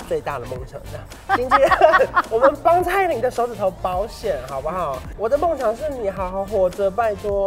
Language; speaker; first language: Chinese; native; Chinese